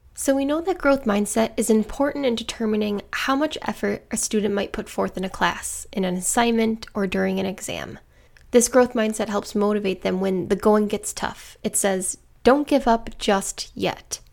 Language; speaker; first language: English; native; English